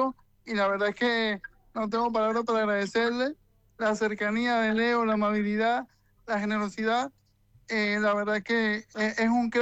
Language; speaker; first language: Spanish; native; Spanish